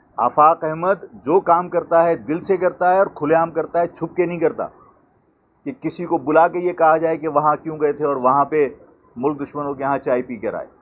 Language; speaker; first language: Urdu; native; Urdu